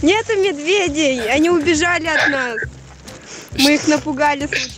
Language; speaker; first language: Russian; native; Russian